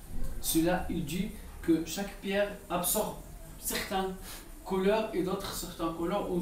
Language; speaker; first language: French; non-native, local second language; Arabic